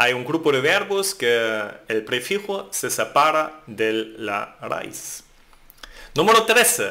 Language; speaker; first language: Spanish; non-native, fluent; German